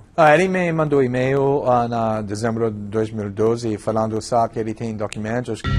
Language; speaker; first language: Portuguese; non-native, fluent; English